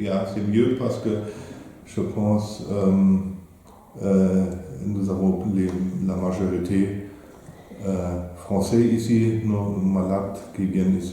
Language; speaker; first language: French; non-native, fluent; German